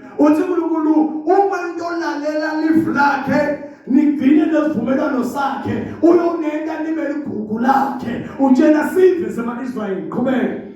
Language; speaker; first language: Zulu; non-native, local second language; Swati